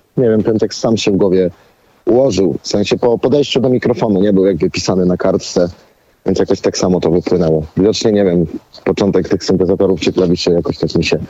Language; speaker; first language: Polish; native; Polish